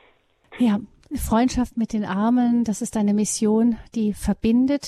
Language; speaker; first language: German; native; German